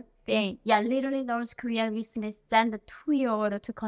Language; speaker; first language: English; non-native, fluent; Korean